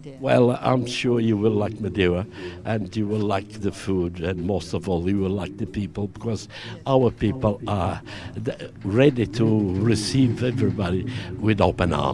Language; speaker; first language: English; non-native, fluent; Portuguese